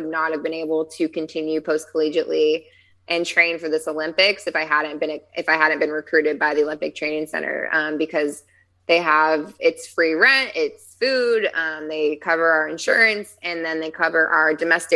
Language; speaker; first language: English; native; English